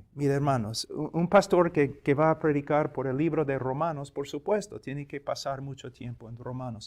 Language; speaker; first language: Spanish; non-native, fluent; English